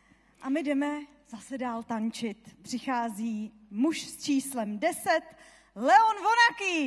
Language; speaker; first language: Czech; native; Czech